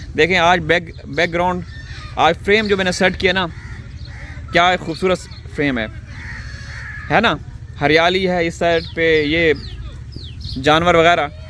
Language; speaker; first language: Urdu; native; Urdu